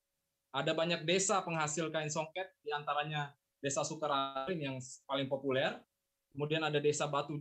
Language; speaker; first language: Indonesian; native; Indonesian